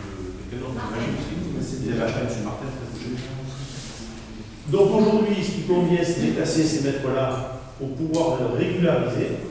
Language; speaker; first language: French; native; French